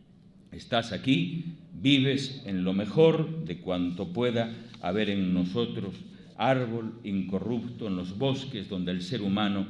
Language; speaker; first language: Spanish; native; Spanish